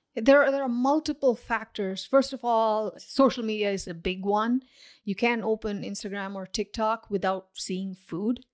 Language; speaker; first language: English; non-native, local second language; Tamil